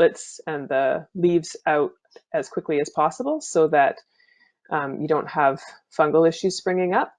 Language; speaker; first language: English; native; English